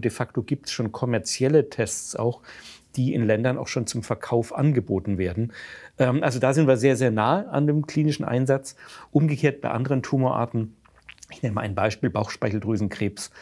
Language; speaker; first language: German; native; German